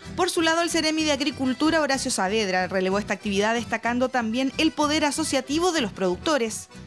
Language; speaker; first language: Spanish; native; Spanish